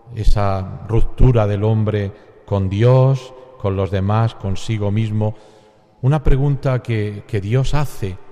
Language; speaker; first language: Spanish; native; Spanish